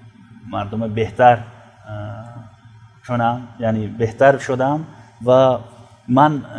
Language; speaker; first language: Persian; non-native, fluent; Urdu